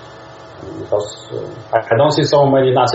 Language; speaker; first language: English; non-native, learner; Russian